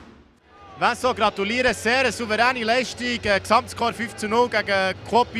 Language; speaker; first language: German; native; German